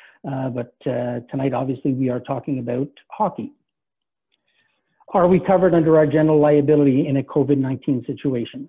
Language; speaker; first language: English; native; English